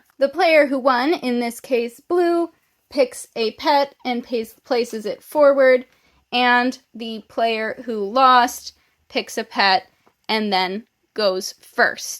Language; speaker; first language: English; native; English